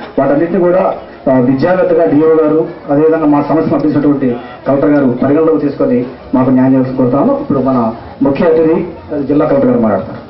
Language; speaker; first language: Telugu; native; Telugu